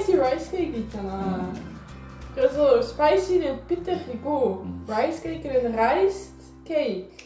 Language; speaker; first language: Korean; non-native, learner; Dutch